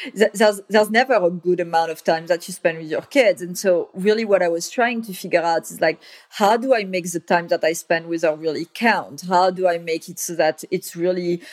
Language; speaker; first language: English; non-native, fluent; French